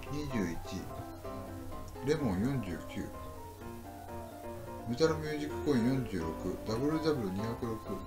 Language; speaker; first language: Japanese; native; Japanese